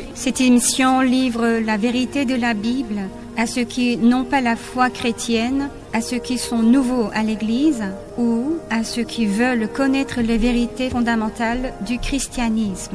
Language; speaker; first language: French; non-native, fluent; Korean